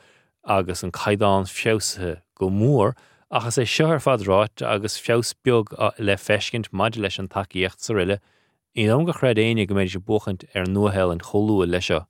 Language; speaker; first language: Irish; native; Irish